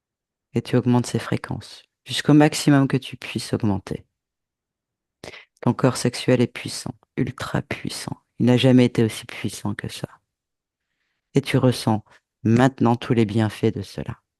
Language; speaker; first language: French; native; French